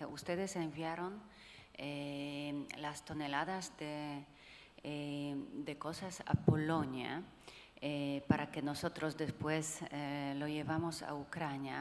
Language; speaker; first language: Spanish; non-native, fluent; Polish